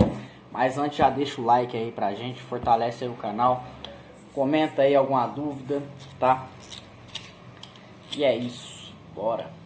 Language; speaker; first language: Portuguese; native; Portuguese